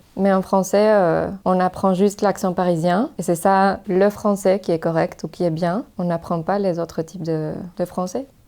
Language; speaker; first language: French; non-native, fluent; Spanish